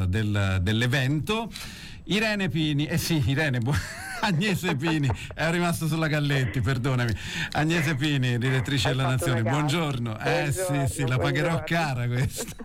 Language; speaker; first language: Italian; native; Italian